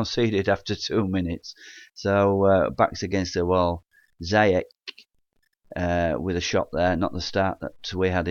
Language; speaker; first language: English; native; English